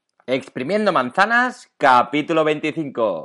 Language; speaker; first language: Spanish; native; Spanish